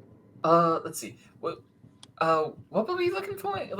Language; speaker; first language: English; native; English